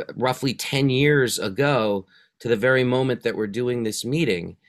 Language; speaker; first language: English; native; English